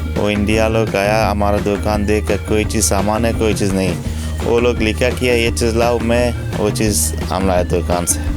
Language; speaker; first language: Hindi; non-native, learner; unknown